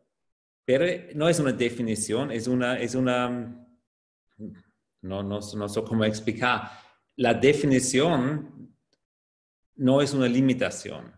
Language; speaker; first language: Spanish; non-native, fluent; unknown